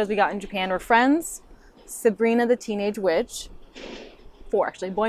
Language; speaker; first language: English; non-native, fluent; Japanese